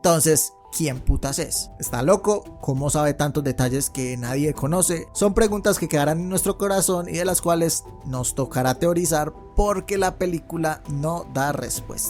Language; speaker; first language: Spanish; native; Spanish